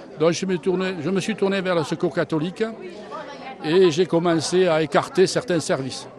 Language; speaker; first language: French; native; French